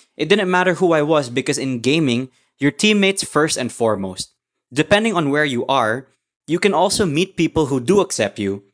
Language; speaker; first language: English; non-native, local second language; Filipino